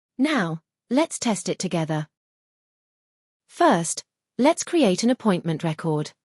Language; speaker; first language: English; non-native, fluent; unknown